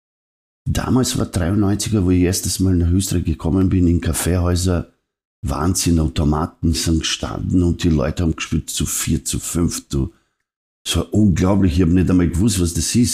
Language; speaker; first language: German; non-native, fluent; Serbian